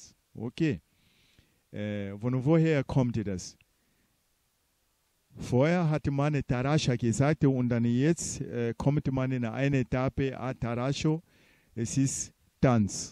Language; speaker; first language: German; non-native, fluent; Portuguese